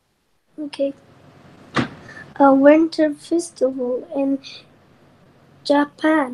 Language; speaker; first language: English; non-native, learner; Arabic